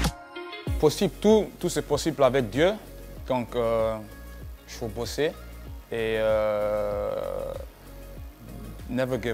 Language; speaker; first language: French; non-native, learner; Dutch